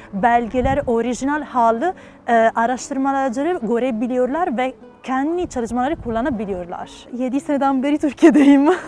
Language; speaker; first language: Turkish; non-native, learner; Italian